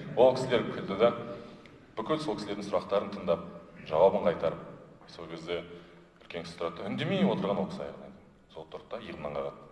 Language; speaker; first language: Kazakh; non-native, local second language; Russian